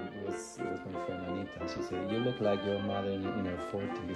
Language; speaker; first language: English; non-native, fluent; Italian